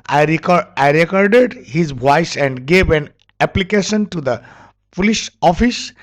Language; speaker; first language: English; non-native, local second language; Nepali